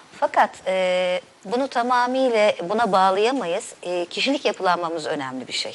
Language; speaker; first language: Turkish; native; Turkish